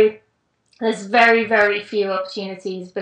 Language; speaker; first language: English; native; English